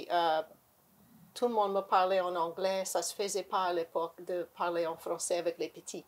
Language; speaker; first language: French; native; French